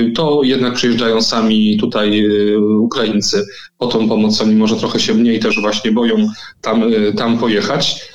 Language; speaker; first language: Polish; native; Polish